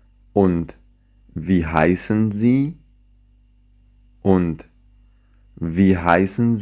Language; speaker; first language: German; non-native, fluent; Central Kurdish